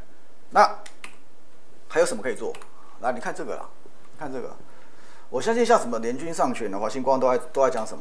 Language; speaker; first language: Chinese; native; Chinese